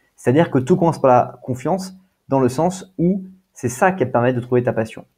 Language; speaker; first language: French; native; French